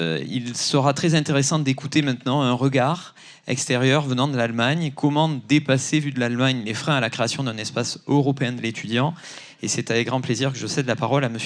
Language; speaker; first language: French; native; French